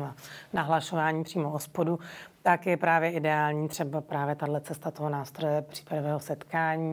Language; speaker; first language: Czech; native; Czech